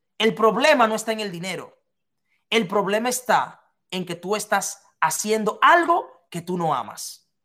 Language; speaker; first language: Spanish; native; Spanish